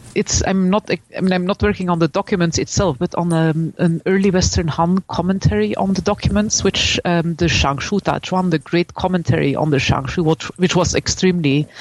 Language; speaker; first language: English; non-native, fluent; Dutch